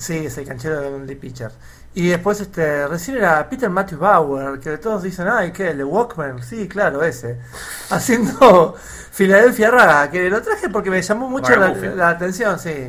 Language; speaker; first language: Spanish; native; Spanish